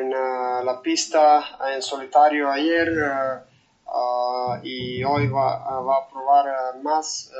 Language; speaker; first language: Spanish; non-native, fluent; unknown